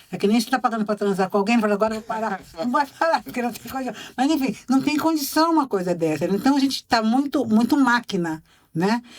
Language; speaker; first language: Portuguese; native; Portuguese